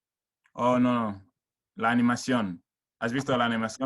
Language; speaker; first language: Spanish; non-native, learner; English